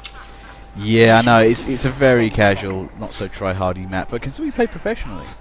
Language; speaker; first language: English; native; English